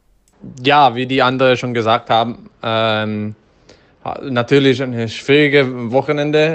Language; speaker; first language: German; non-native, fluent; Dutch